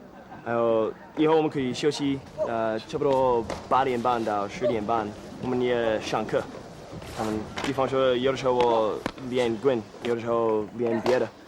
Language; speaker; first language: Chinese; non-native, learner; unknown